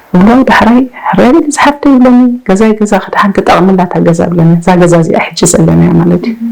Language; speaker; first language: Tigrinya; early bilingual, heritage; Tigrinya